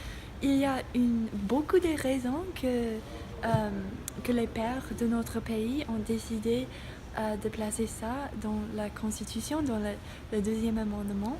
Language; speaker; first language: French; non-native, learner; English